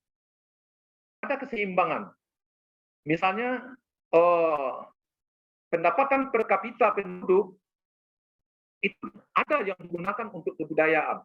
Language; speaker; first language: Indonesian; native; Indonesian